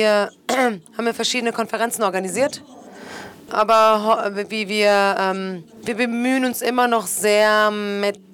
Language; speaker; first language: German; non-native, fluent; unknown